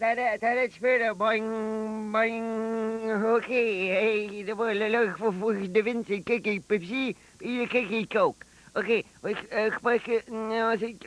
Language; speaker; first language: French; native; French